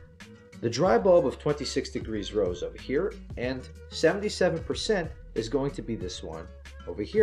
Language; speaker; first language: English; native; English